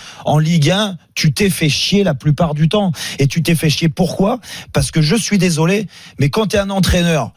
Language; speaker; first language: French; native; French